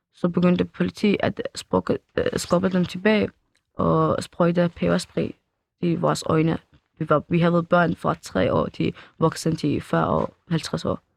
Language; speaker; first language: Danish; early bilingual, other home language; Kurdish